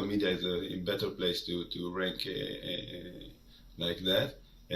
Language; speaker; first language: English; non-native, fluent; Hebrew